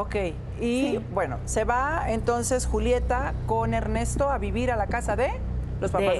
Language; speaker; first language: Spanish; native; Spanish